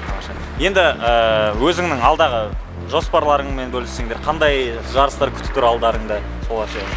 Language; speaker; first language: Kazakh; native; Kazakh